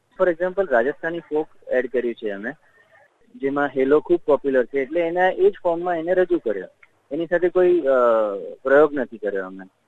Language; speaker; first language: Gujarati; native; Gujarati